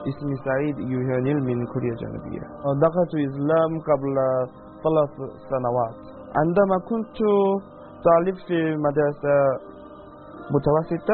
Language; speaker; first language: Arabic; non-native, learner; Korean